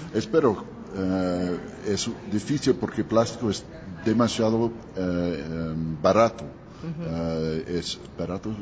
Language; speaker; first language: Spanish; non-native, learner; English